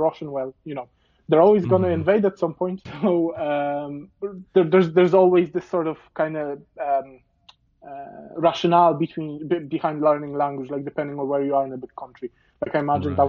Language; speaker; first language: English; non-native, fluent; Polish